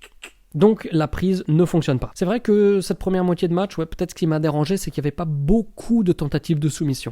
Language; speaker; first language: French; native; French